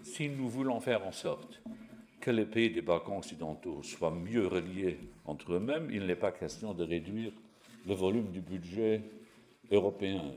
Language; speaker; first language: French; non-native, local second language; Luxembourgish